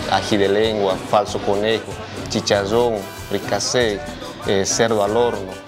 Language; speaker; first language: Spanish; native; Spanish